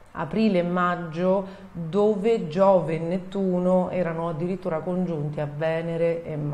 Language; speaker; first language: Italian; native; Italian